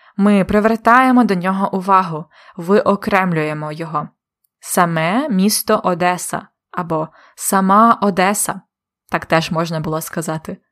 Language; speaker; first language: Ukrainian; native; Ukrainian